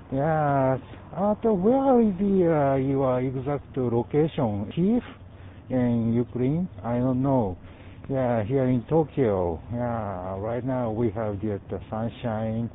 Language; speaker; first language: English; non-native, learner; Japanese